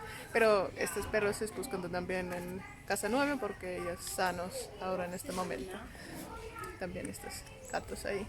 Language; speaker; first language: Spanish; non-native, learner; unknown